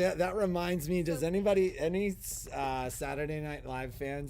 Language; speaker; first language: English; native; English